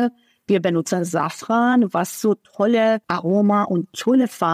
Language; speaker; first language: German; non-native, fluent; Persian